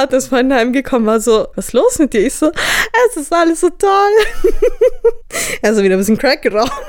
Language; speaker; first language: German; native; German